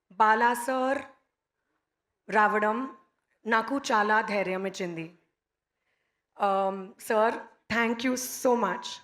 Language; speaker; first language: Telugu; non-native, local second language; Hindi